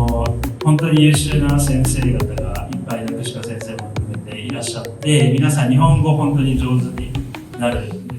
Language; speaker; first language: Japanese; non-native, fluent; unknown